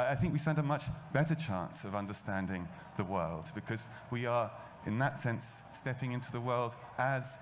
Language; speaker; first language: English; native; English